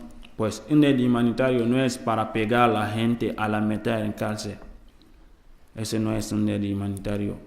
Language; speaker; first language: Spanish; non-native, learner; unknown